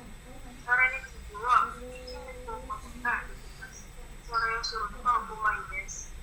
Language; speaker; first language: Japanese; non-native, learner; Indonesian